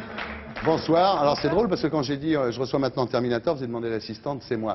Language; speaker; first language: French; native; French